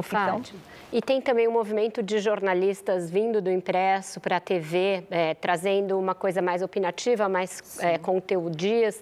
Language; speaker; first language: Portuguese; native; Portuguese